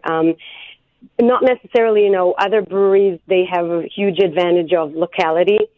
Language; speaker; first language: English; non-native, fluent; Hebrew